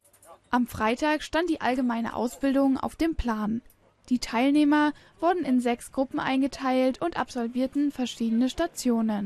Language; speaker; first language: German; native; German